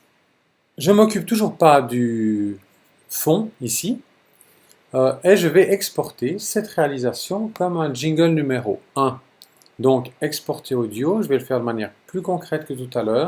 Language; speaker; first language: French; native; French